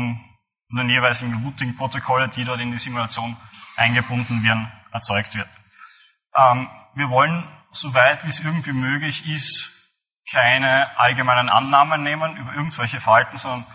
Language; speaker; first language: German; native; German